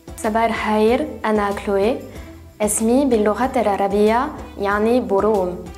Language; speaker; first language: Arabic; non-native, learner; French